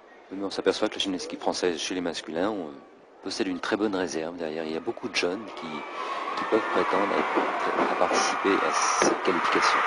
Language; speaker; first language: French; native; French